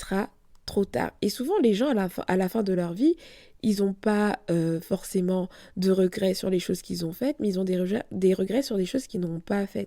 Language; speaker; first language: French; native; French